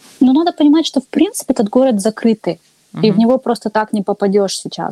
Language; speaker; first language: Russian; native; Russian